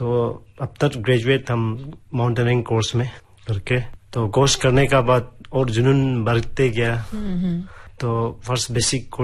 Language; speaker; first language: Hindi; non-native, local second language; Adi